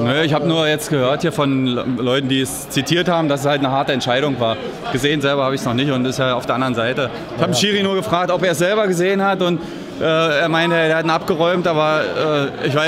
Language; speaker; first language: German; native; German